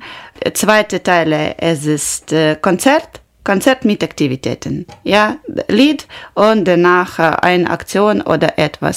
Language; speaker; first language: German; non-native, learner; Ukrainian